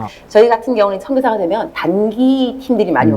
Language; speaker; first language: Korean; native; Korean